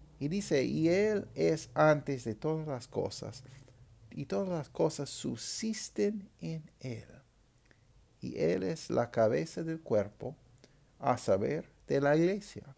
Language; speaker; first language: Spanish; non-native, fluent; English